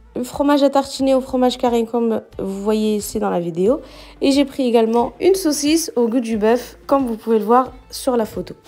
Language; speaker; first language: French; non-native, local second language; Arabic